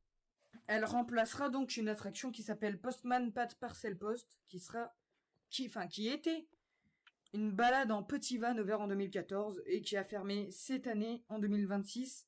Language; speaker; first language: French; native; French